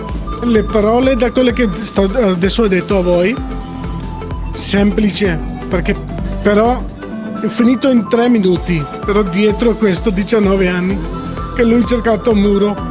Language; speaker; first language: Italian; non-native, learner; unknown